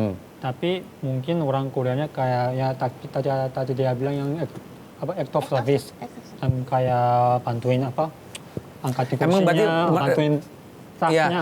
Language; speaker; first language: Indonesian; non-native, fluent; Korean